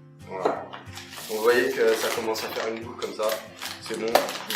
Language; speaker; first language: French; native; French